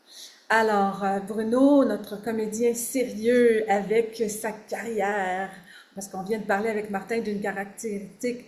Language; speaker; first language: French; native; French